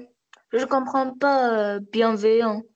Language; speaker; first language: French; non-native, learner; Arabic